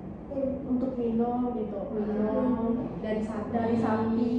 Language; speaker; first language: Indonesian; native; Indonesian